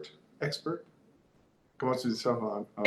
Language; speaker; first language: French; non-native, learner; English